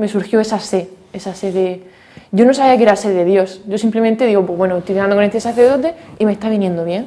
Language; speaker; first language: Spanish; native; Spanish